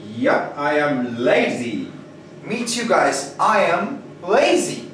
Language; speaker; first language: English; non-native, fluent; Turkish